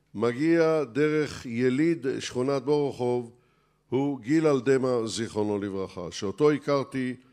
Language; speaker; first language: Hebrew; native; Hebrew